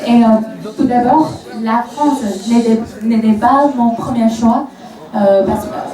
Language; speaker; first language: French; non-native, fluent; Vietnamese